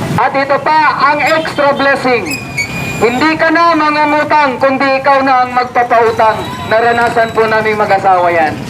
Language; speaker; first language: Filipino; non-native, local second language; Cebuano